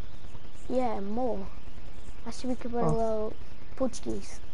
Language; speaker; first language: English; non-native, learner; Portuguese